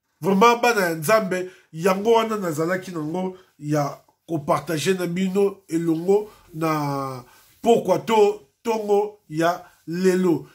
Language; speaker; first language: Lingala; non-native, local second language; Kongo